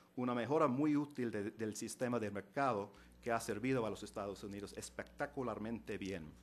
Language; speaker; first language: Spanish; non-native, fluent; English